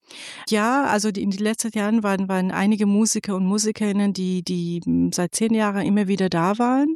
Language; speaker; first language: German; non-native, fluent; Persian